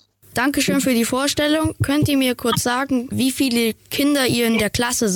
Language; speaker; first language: German; native; German